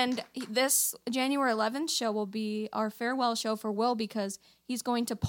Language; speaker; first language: English; native; English